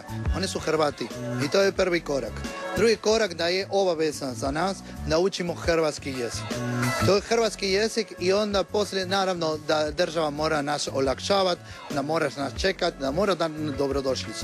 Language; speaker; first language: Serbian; non-native, fluent; Spanish